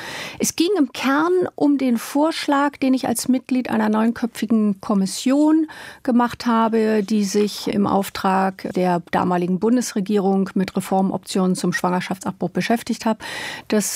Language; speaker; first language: German; native; German